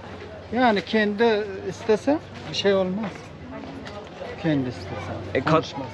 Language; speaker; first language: Turkish; non-native, learner; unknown